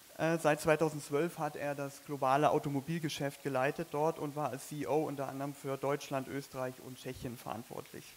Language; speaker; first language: German; native; German